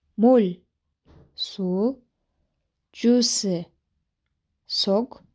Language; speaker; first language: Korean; non-native, fluent; Kyrgyz